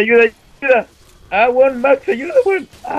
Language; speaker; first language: Spanish; native; Spanish